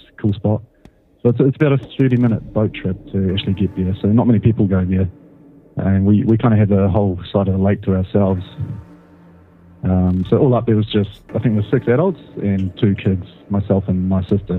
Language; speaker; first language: English; native; English